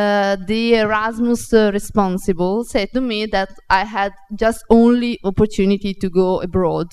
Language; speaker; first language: English; non-native, fluent; Italian